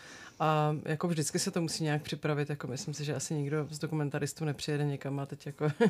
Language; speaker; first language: Czech; native; Czech